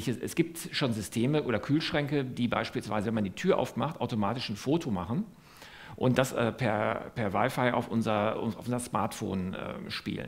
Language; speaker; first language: German; native; German